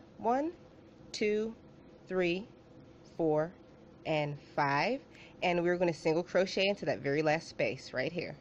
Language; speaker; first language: English; native; English